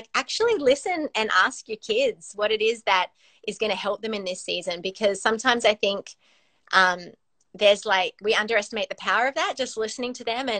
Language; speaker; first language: English; native; English